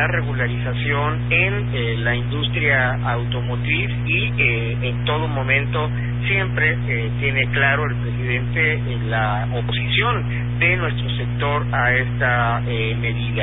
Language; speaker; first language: Spanish; native; Spanish